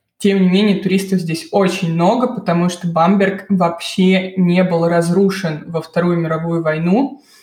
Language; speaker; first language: Russian; native; Russian